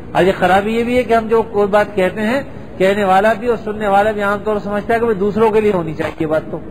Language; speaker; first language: Urdu; native; Urdu